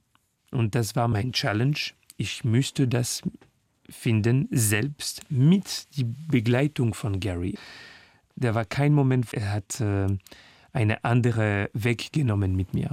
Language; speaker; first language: German; non-native, fluent; French